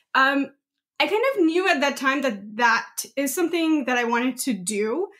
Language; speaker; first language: English; non-native, local second language; Gujarati